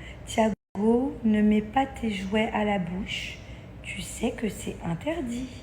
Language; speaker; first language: French; native; French